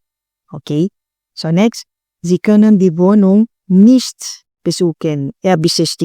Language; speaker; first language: German; non-native, learner; Filipino